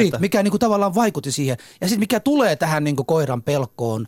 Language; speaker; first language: Finnish; early bilingual, other home language; Somali